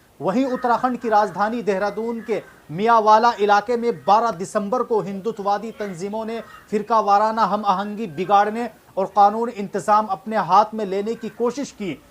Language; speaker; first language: Urdu; native; Urdu